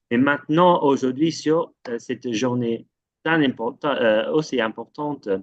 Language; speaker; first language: French; non-native, fluent; English